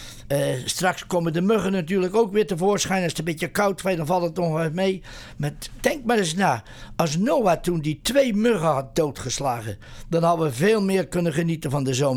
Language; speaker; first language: Dutch; native; Dutch